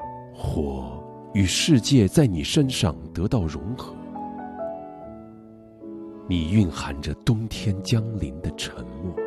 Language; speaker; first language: Chinese; native; Chinese